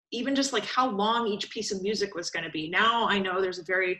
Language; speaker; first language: English; native; English